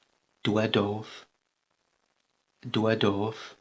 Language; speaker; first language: Welsh; non-native, learner; English